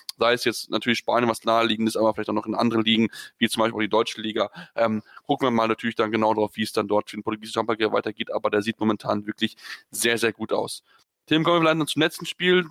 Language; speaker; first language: German; native; German